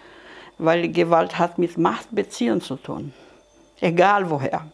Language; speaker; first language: German; non-native, fluent; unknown